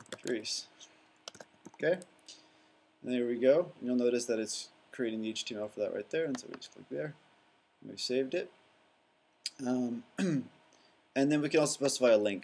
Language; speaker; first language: English; native; English